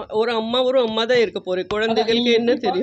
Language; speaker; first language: Tamil; non-native, learner; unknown